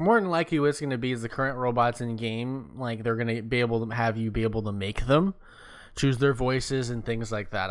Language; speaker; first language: English; native; English